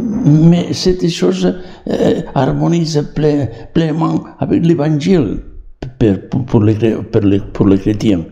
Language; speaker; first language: French; non-native, learner; Catalan